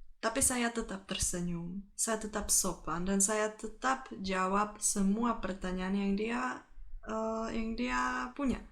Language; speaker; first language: Indonesian; non-native, fluent; Czech